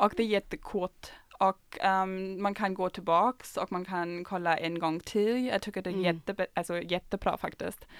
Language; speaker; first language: Swedish; non-native, fluent; German